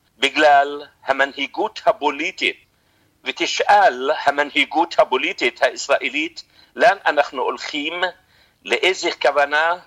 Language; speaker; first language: Hebrew; non-native, fluent; Arabic